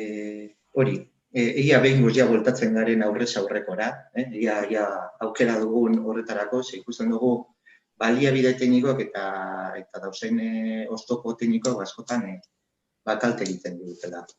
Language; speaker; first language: Basque; native; Basque